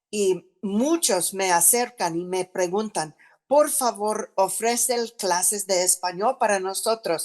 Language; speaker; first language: Spanish; non-native, fluent; English